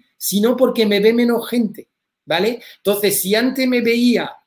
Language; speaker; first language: Spanish; early bilingual, heritage; French